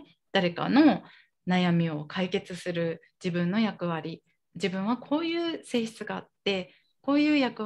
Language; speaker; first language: Japanese; native; Japanese